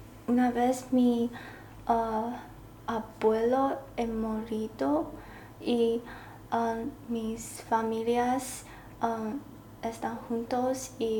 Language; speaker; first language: Spanish; non-native, learner; Chinese